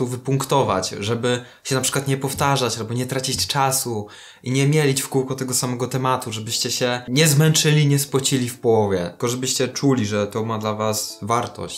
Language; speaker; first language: Polish; native; Polish